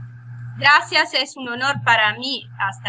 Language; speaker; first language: Spanish; non-native, fluent; Italian